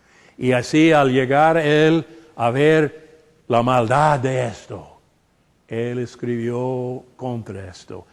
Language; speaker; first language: Spanish; non-native, fluent; English